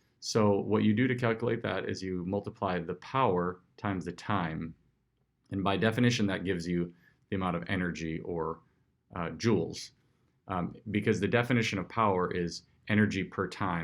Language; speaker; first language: English; native; English